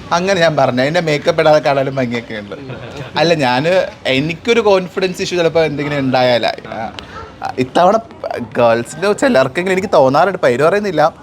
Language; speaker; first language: Malayalam; native; Malayalam